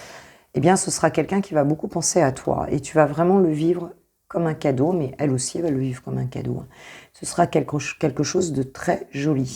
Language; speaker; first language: French; native; French